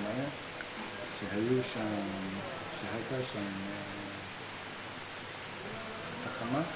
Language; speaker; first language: Hebrew; non-native, learner; English